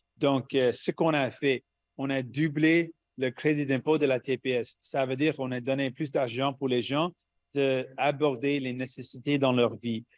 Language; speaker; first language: French; non-native, local second language; English